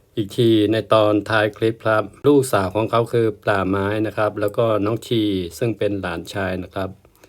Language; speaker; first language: Thai; native; Thai